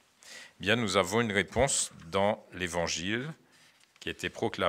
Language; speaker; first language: French; native; French